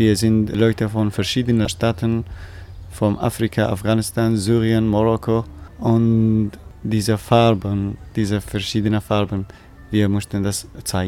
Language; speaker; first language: German; non-native, learner; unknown